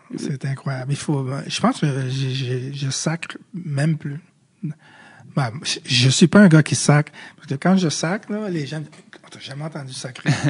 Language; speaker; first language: French; early bilingual, other home language; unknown